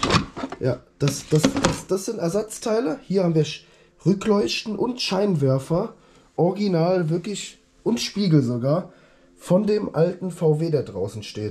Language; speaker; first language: German; native; German